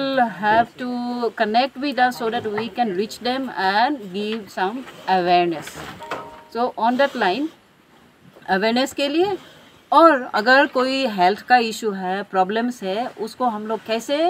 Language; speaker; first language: Hindi; non-native, local second language; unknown